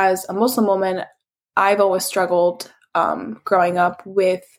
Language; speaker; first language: English; native; English